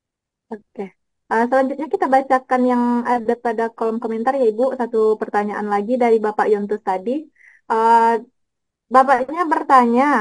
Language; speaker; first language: Indonesian; native; Indonesian